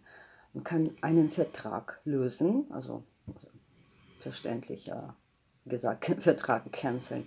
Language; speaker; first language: German; non-native, fluent; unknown